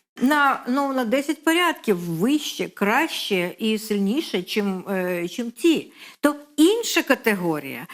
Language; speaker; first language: Ukrainian; non-native, local second language; Russian